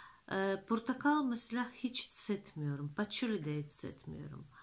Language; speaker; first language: Turkish; non-native, fluent; Russian